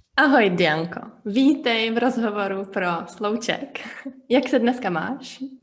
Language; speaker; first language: Czech; native; Czech